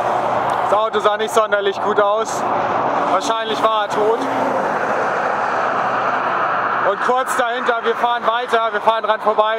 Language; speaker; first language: German; native; German